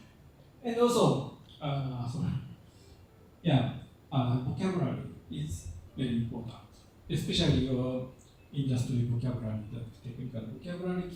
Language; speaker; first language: English; non-native, fluent; Japanese